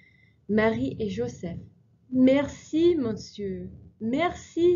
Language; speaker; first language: French; non-native, fluent; English